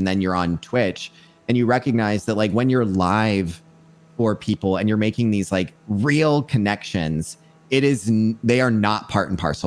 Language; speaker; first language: English; non-native, fluent; French